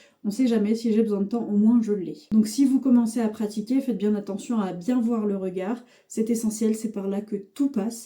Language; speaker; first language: French; native; French